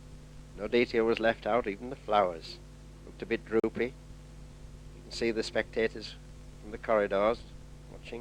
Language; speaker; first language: English; native; English